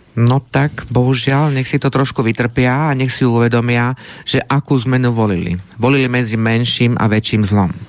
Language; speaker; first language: Slovak; native; Slovak